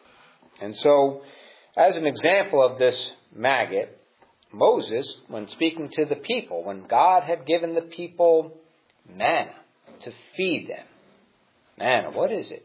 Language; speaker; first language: English; native; English